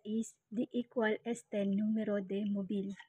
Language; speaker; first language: Spanish; non-native, learner; Filipino